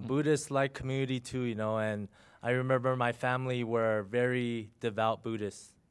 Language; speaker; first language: English; early bilingual, other home language; Chinese